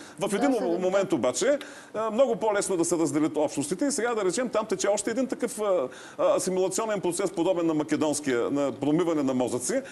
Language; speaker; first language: Bulgarian; native; Bulgarian